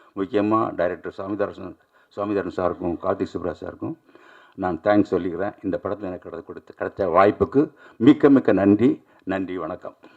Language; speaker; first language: Tamil; native; Tamil